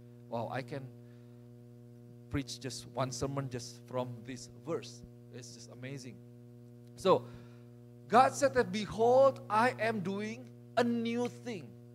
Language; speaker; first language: English; non-native, fluent; Indonesian